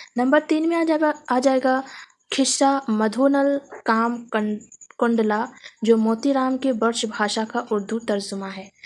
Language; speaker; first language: Urdu; native; Urdu